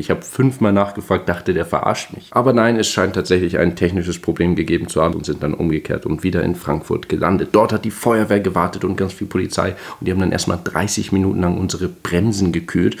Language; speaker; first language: German; native; German